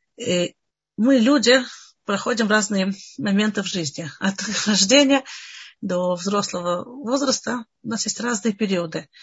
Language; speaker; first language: Russian; early bilingual, heritage; Russian